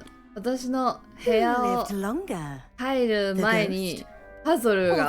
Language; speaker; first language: Japanese; non-native, learner; Chinese